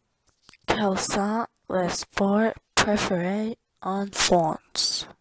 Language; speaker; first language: French; non-native, learner; English